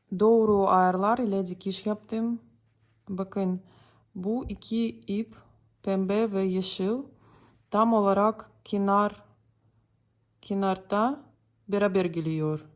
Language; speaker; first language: Turkish; non-native, learner; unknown